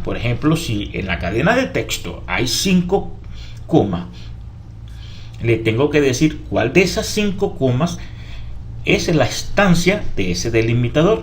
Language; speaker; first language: Spanish; native; Spanish